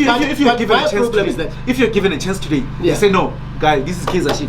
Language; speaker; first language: English; non-native, local second language; Zulu